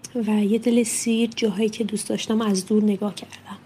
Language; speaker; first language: Persian; native; Persian